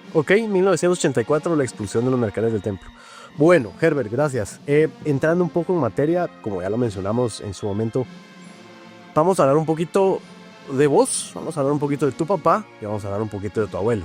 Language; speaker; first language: Spanish; native; Spanish